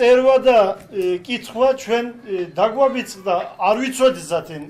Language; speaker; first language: Georgian; early bilingual, heritage; Georgian